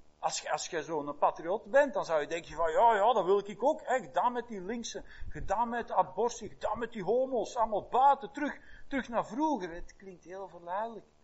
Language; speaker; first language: Dutch; native; Dutch